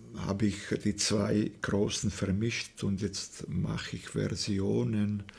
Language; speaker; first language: German; non-native, fluent; Slovak